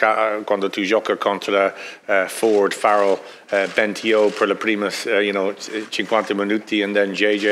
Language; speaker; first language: Italian; non-native, learner; English